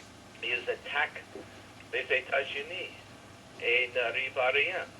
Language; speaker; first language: French; non-native, learner; English